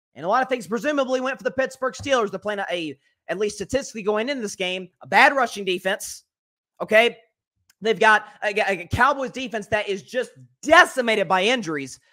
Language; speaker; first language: English; native; English